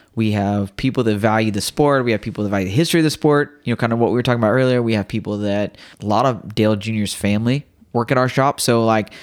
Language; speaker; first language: English; native; English